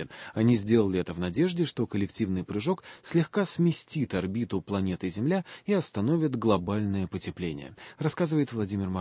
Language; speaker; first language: Russian; native; Russian